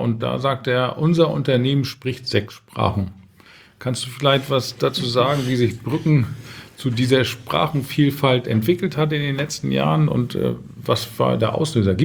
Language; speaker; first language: German; native; German